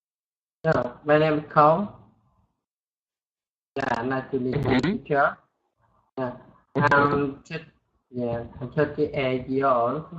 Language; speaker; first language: English; non-native, learner; Vietnamese